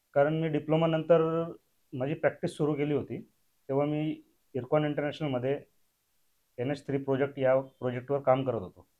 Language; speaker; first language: Marathi; non-native, local second language; Urdu